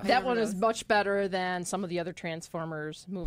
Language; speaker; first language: English; native; English